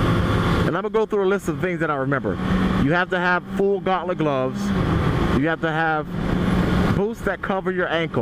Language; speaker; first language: English; native; English